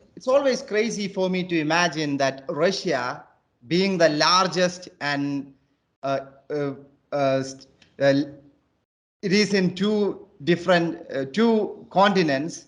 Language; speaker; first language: English; non-native, local second language; Malayalam